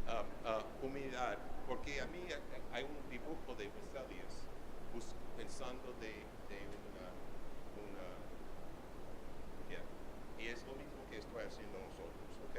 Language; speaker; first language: Spanish; non-native, learner; English